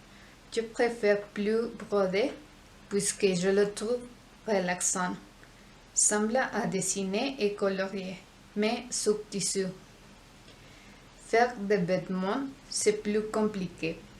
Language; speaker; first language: French; non-native, learner; Spanish